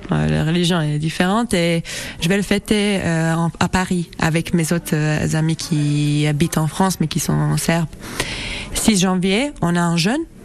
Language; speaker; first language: French; non-native, fluent; Serbian